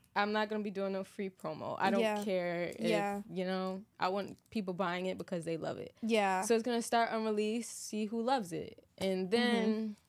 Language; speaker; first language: English; native; English